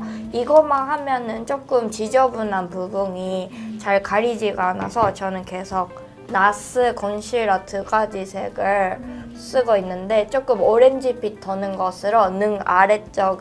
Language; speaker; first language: Korean; non-native, fluent; Japanese